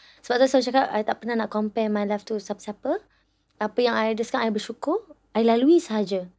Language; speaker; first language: Malay; native; Malay